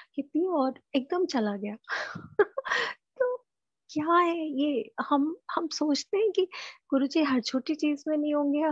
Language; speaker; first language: Hindi; native; Hindi